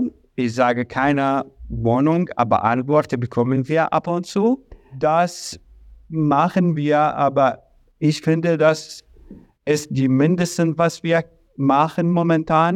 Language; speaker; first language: German; non-native, learner; Arabic